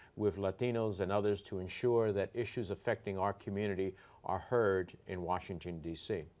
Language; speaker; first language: English; early bilingual, other home language; Spanish